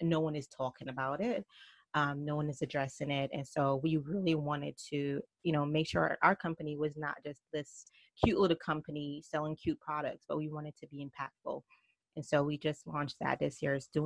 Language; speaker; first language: English; native; English